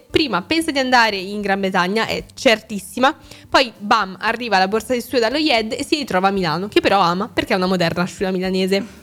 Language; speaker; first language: Italian; native; Italian